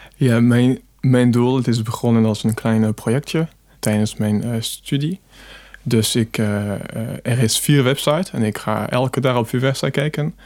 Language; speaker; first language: Dutch; non-native, fluent; French